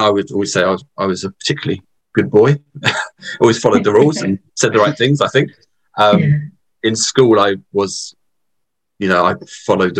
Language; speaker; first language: English; native; English